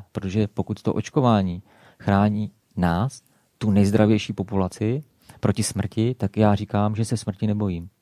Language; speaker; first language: Czech; native; Czech